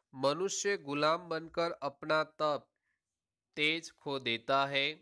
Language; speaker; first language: Hindi; non-native, local second language; Gujarati